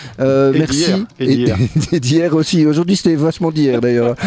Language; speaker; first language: French; native; French